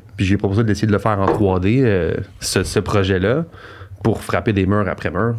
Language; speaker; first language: French; native; French